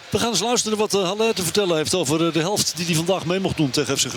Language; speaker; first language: Dutch; native; Dutch